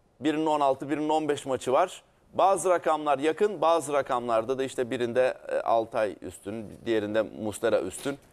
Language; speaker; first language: Turkish; native; Turkish